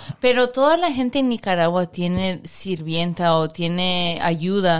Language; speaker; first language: Spanish; early bilingual, heritage; Spanish